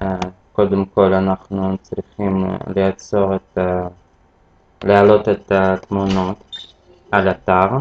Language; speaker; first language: Hebrew; non-native, fluent; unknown